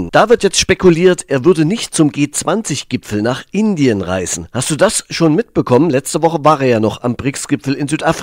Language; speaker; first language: German; native; German